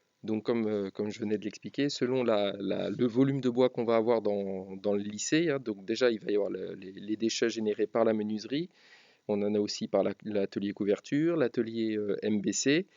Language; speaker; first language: French; native; French